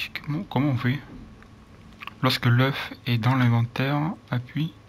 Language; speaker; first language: French; native; French